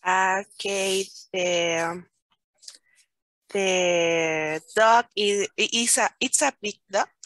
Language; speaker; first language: English; non-native, learner; Spanish